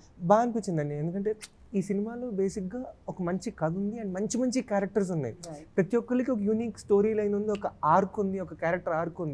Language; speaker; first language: Telugu; native; Telugu